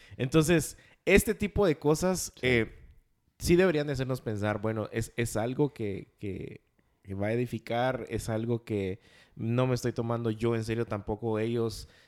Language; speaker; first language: Spanish; native; Spanish